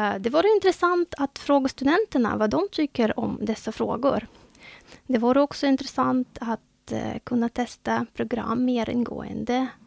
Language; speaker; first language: Swedish; non-native, fluent; Russian